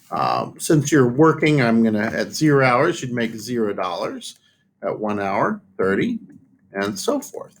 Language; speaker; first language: English; native; English